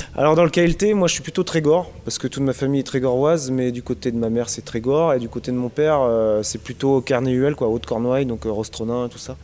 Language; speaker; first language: French; native; French